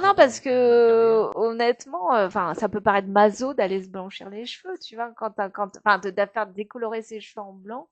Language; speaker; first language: French; native; French